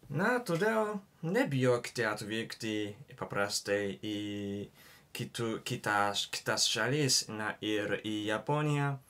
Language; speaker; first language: Lithuanian; non-native, learner; Japanese